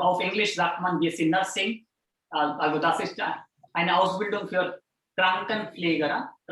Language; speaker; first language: German; non-native, fluent; Hindi